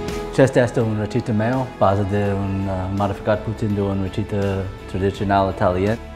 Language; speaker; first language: Romanian; non-native, learner; English